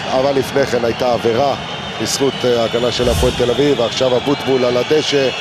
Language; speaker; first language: Hebrew; native; Hebrew